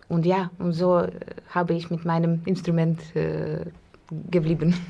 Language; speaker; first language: German; non-native, learner; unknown